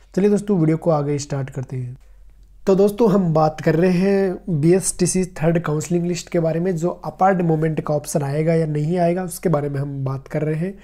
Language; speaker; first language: Hindi; native; Hindi